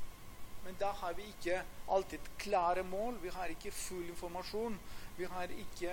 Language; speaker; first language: Norwegian; non-native, fluent; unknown